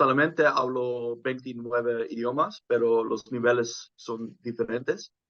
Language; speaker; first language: Spanish; non-native, fluent; Dutch